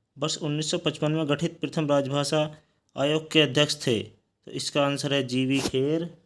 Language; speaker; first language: Hindi; native; Hindi